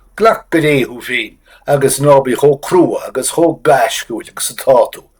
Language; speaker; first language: Irish; native; Irish